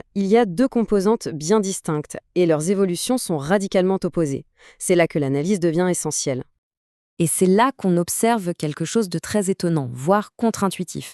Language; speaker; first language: French; native; French